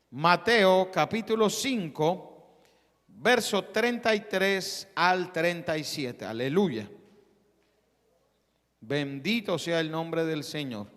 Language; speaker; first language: Spanish; native; Spanish